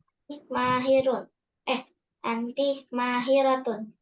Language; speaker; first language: Arabic; non-native, learner; Indonesian